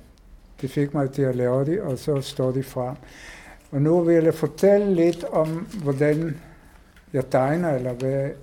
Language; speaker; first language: Danish; non-native, fluent; Hebrew